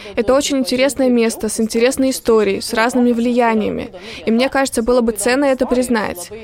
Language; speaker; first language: Russian; non-native, local second language; Lithuanian